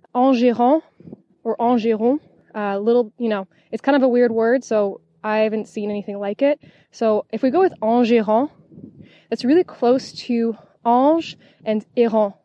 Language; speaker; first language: English; non-native, fluent; French